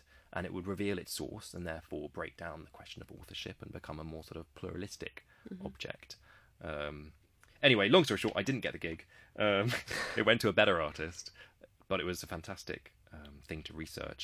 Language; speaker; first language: English; native; English